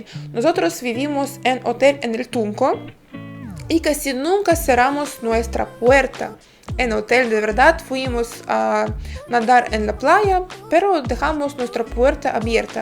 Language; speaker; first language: Spanish; non-native, fluent; Ukrainian